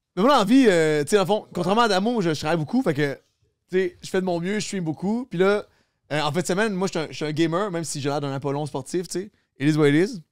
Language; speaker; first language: French; native; French